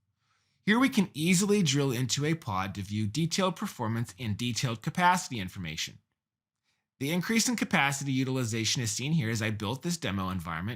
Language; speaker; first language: English; native; English